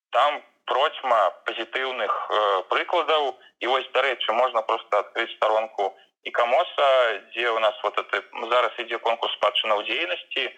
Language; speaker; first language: Belarusian; non-native, local second language; Russian